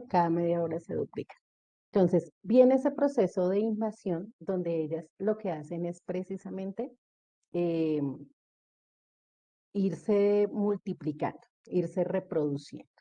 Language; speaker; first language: Spanish; native; Spanish